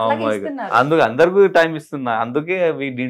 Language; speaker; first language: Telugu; non-native, local second language; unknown